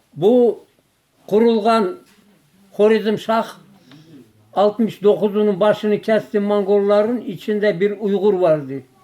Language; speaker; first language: Turkish; native; Turkish